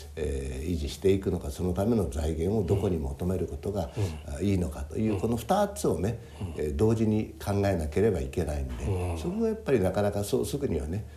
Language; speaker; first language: Japanese; native; Japanese